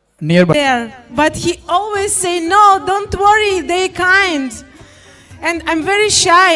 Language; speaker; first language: English; non-native, learner; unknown